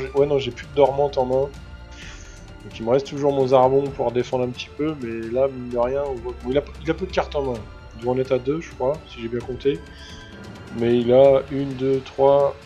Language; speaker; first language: French; native; French